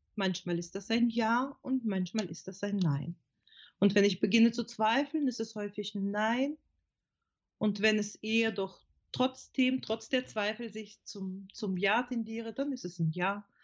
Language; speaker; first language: German; non-native, fluent; Ukrainian